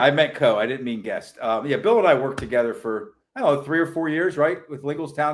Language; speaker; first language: English; native; English